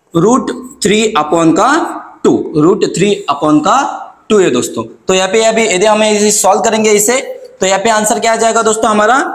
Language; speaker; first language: Hindi; non-native, local second language; Marathi